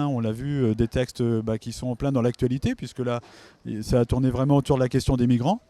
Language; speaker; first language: French; native; French